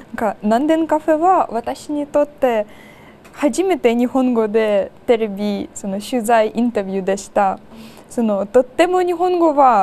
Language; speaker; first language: Japanese; non-native, learner; Ukrainian